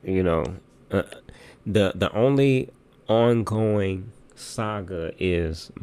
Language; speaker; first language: English; native; English